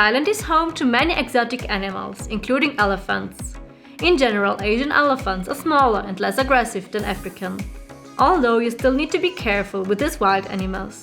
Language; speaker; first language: English; non-native, fluent; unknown